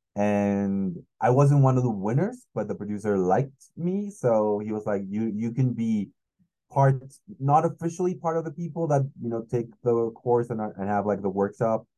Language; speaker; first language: English; non-native, fluent; Spanish